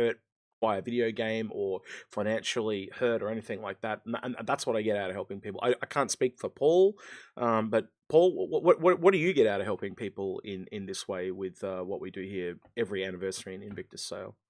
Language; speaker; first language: English; native; English